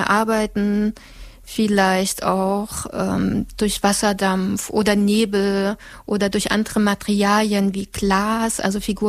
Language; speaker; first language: German; native; German